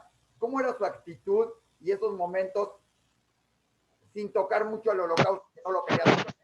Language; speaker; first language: Spanish; native; Spanish